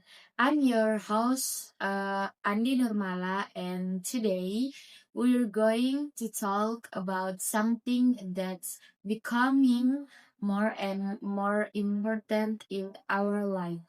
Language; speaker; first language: English; non-native, learner; Indonesian